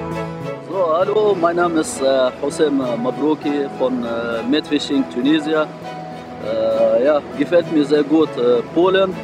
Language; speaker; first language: German; non-native, fluent; Arabic